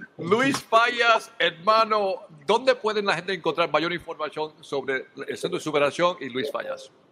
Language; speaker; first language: Spanish; early bilingual, heritage; Spanish